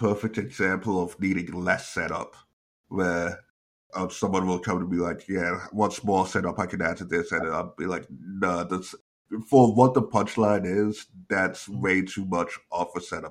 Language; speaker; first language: English; native; English